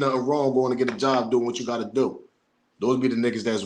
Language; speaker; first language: English; native; English